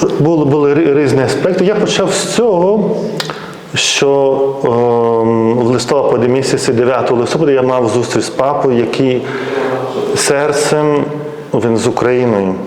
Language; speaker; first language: Ukrainian; non-native, fluent; Lithuanian